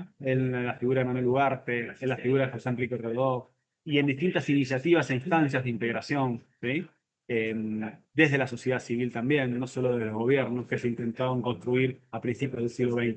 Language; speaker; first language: Spanish; native; Spanish